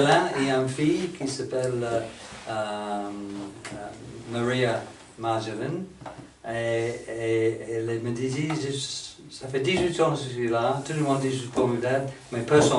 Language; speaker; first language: French; non-native, fluent; English